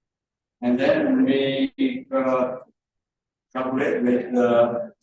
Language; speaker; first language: English; non-native, learner; Indonesian